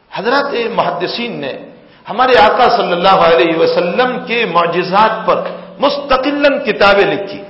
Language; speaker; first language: Urdu; non-native, local second language; Gujarati